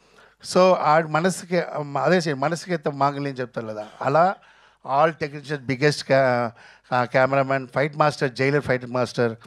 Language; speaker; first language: Telugu; non-native, fluent; Tamil